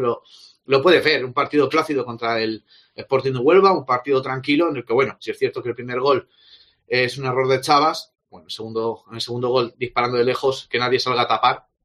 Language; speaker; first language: Spanish; native; Spanish